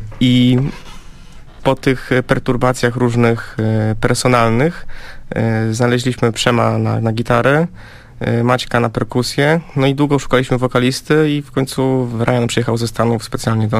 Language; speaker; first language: Polish; native; Polish